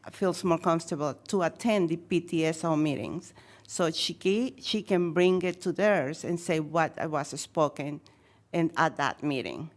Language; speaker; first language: English; non-native, fluent; Spanish